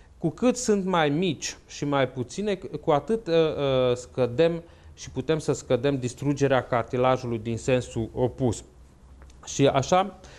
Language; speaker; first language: Romanian; native; Romanian